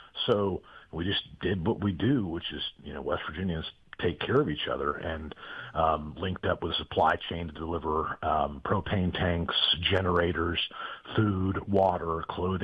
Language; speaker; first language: English; native; English